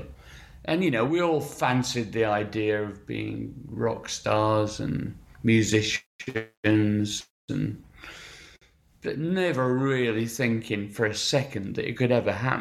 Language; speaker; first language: English; native; English